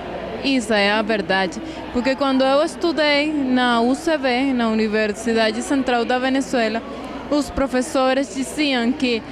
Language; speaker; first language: Portuguese; non-native, fluent; Spanish